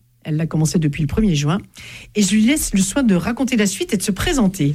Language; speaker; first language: French; native; French